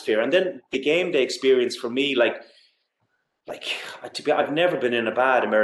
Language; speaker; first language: English; native; English